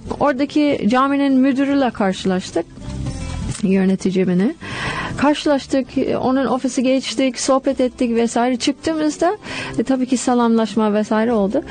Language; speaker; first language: Turkish; non-native, fluent; English